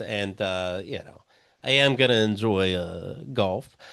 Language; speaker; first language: English; native; English